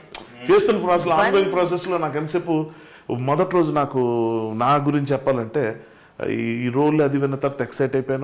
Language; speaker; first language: Telugu; native; Telugu